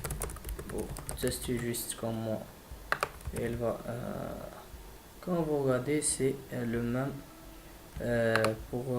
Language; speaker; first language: French; non-native, learner; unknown